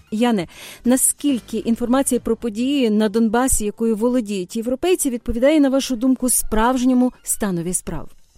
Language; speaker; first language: Ukrainian; native; Ukrainian